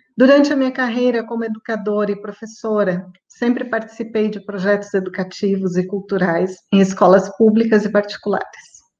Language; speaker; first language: Portuguese; native; Portuguese